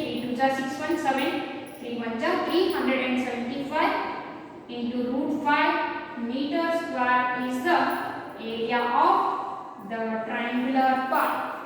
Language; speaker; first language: English; non-native, local second language; Kannada